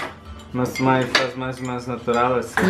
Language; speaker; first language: Portuguese; non-native, learner; Russian